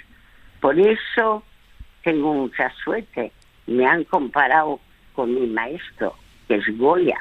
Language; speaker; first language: Spanish; early bilingual, other home language; French